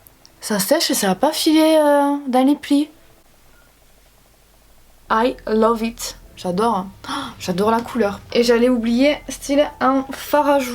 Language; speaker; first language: French; native; French